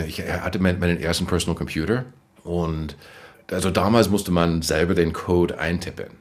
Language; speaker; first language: German; non-native, fluent; English